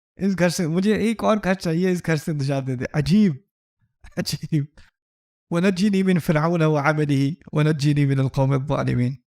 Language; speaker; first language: Urdu; early bilingual, heritage; Urdu